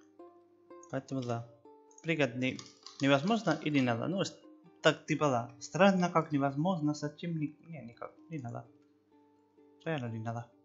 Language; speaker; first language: Russian; non-native, learner; Spanish